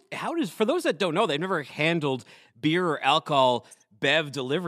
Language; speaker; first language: English; native; English